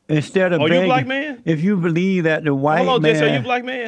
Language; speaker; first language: English; native; English